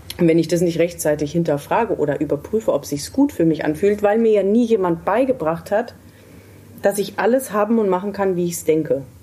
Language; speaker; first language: German; native; German